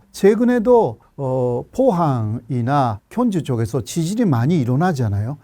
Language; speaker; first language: Korean; non-native, fluent; Japanese